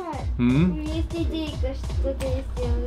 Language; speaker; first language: Russian; early bilingual, heritage; Russian